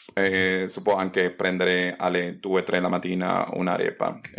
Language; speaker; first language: Italian; non-native, fluent; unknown